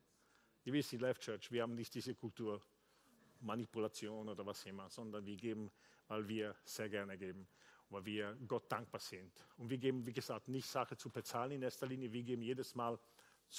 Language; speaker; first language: German; non-native, fluent; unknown